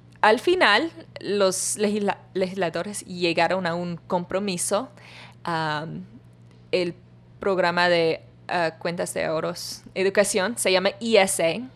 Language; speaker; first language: Spanish; non-native, learner; English